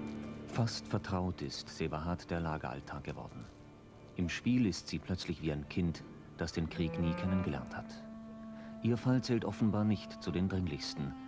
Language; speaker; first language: German; native; German